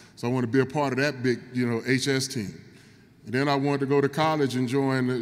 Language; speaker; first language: English; native; English